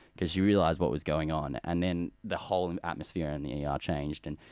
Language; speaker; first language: English; native; English